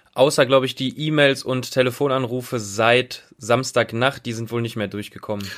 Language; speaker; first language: German; native; German